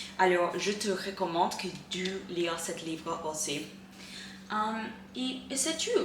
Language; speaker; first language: French; non-native, learner; English